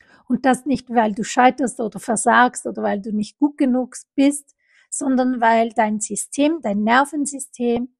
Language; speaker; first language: German; non-native, fluent; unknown